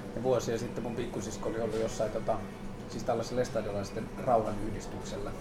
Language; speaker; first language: Finnish; native; Finnish